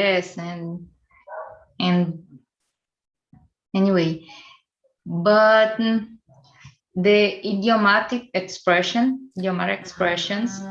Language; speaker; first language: English; non-native, learner; Portuguese